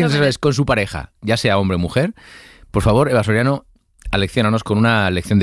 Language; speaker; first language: Spanish; native; Spanish